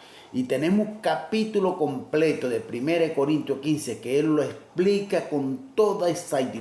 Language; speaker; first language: Spanish; native; Spanish